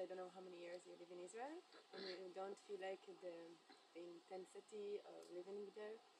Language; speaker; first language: English; non-native, fluent; Hebrew